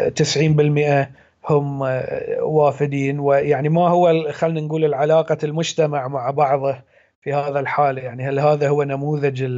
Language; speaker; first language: Arabic; native; Arabic